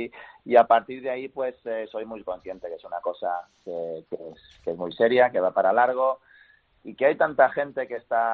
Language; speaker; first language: Spanish; native; Spanish